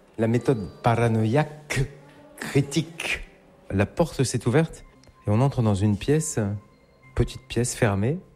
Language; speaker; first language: French; native; French